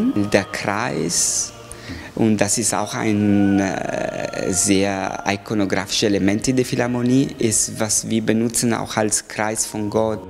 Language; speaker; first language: German; non-native, fluent; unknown